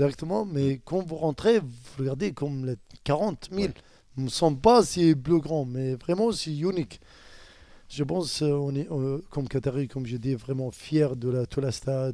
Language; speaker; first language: French; non-native, learner; Arabic